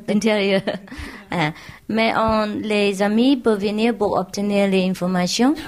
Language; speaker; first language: French; non-native, learner; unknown